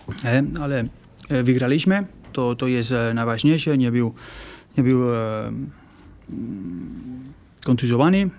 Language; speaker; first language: Polish; non-native, learner; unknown